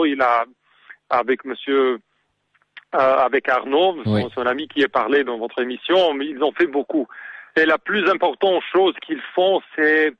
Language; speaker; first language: French; non-native, learner; Serbian